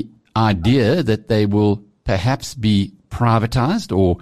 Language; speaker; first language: English; native; English